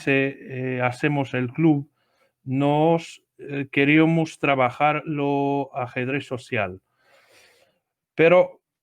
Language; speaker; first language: Spanish; non-native, learner; Portuguese